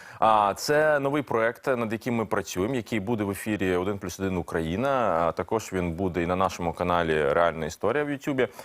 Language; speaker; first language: Ukrainian; non-native, local second language; Russian